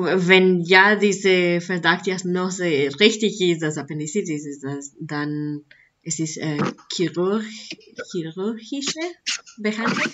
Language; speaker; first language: German; non-native, learner; Spanish